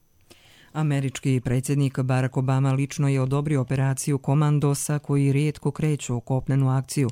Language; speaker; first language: Croatian; native; Croatian